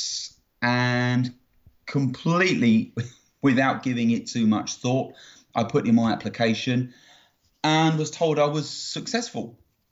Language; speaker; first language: English; native; English